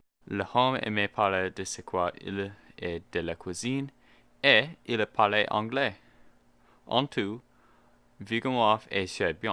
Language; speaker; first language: French; non-native, learner; English